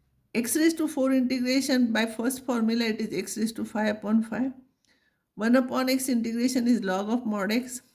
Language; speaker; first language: English; non-native, local second language; Marathi